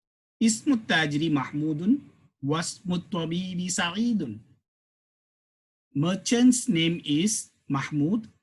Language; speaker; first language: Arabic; non-native, fluent; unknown